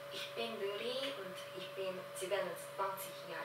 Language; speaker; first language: German; non-native, learner; Korean